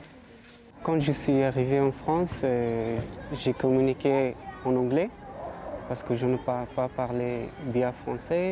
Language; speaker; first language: French; non-native, learner; Persian